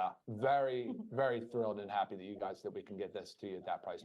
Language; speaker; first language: English; native; English